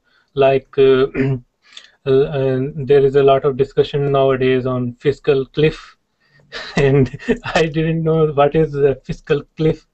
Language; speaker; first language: English; non-native, learner; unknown